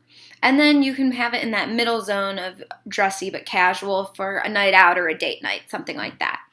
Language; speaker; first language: English; native; English